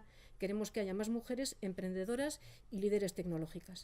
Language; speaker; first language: Spanish; native; Spanish